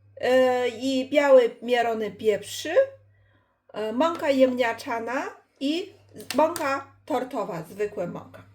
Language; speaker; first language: Polish; non-native, learner; Chinese